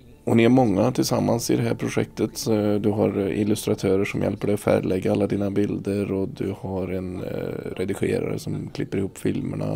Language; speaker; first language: Swedish; native; Swedish